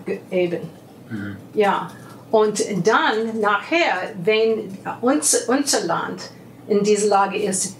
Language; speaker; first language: German; non-native, fluent; English